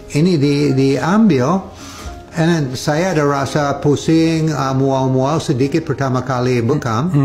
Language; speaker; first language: Indonesian; non-native, fluent; English